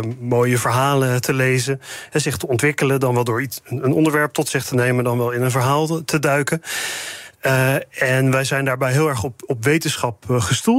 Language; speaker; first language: Dutch; native; Dutch